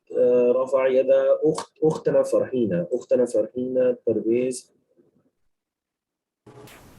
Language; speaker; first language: Arabic; non-native, fluent; Urdu